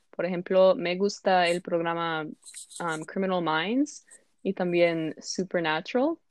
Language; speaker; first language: Spanish; non-native, learner; English